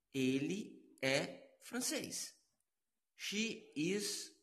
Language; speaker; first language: English; non-native, learner; Portuguese